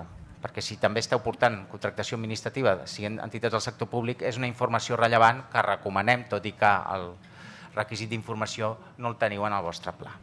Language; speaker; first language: Catalan; native; Catalan